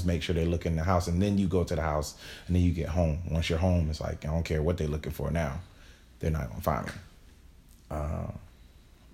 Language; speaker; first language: English; native; English